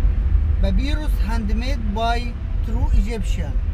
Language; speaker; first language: English; non-native, learner; Arabic